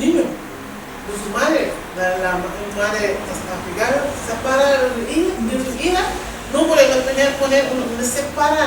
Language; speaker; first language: Spanish; non-native, learner; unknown